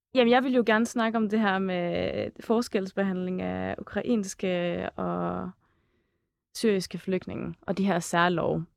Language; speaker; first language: Danish; early bilingual, other home language; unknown